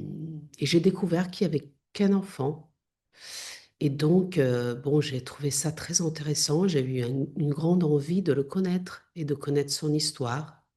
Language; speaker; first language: French; non-native, fluent; Italian